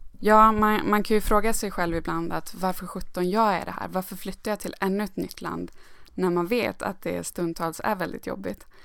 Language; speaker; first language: Swedish; native; Swedish